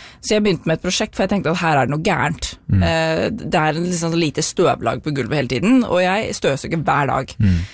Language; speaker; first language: Norwegian; native; Norwegian